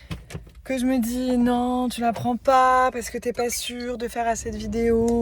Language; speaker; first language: French; native; French